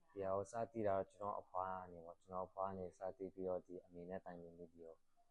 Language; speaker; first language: Burmese; non-native, local second language; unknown